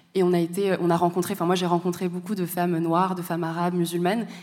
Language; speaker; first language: French; native; French